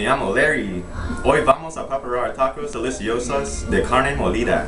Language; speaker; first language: Spanish; non-native, learner; English